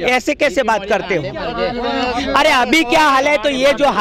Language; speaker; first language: Hindi; non-native, local second language; Marathi